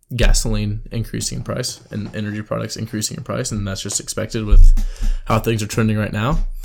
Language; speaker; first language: English; native; English